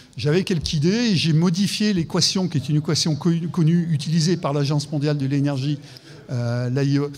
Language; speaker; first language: French; native; French